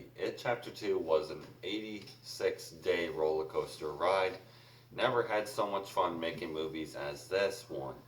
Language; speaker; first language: English; native; English